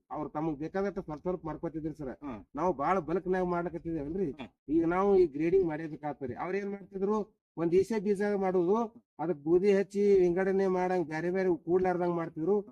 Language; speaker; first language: Kannada; native; Kannada